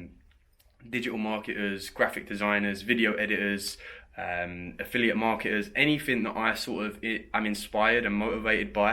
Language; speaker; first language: English; native; English